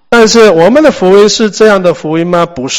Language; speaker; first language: Chinese; native; Chinese